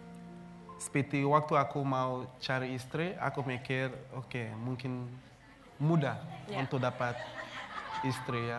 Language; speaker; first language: Indonesian; non-native, fluent; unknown